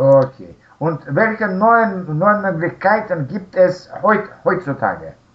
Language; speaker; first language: German; non-native, learner; Russian